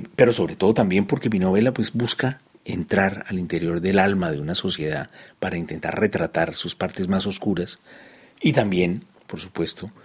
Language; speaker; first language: Spanish; native; Spanish